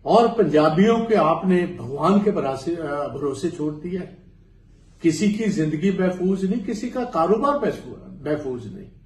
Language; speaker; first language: Hindi; non-native, local second language; Punjabi